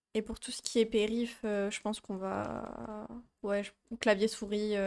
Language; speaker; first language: French; native; French